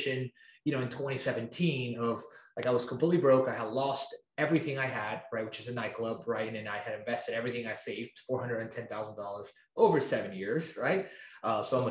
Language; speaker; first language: English; non-native, fluent; Spanish